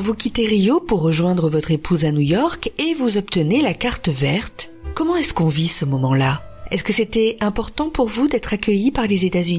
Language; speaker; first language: French; native; French